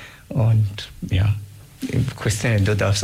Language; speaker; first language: German; non-native, learner; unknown